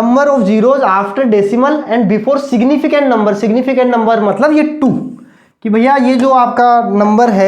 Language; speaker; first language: Hindi; native; Hindi